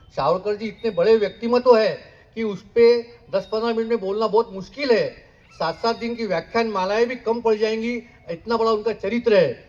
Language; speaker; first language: Hindi; non-native, local second language; Marathi